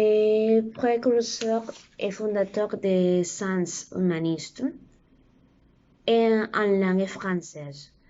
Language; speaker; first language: French; non-native, learner; Spanish